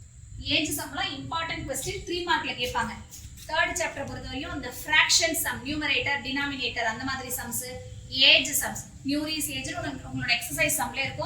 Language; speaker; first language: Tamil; native; Tamil